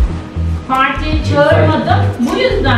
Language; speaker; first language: Turkish; non-native, learner; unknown